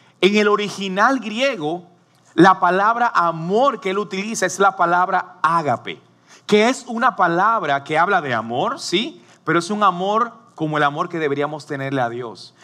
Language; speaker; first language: Spanish; native; Spanish